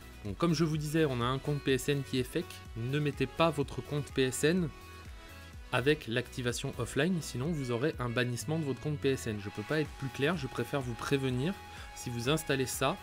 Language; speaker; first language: French; native; French